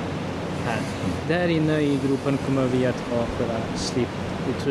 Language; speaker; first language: Swedish; non-native, fluent; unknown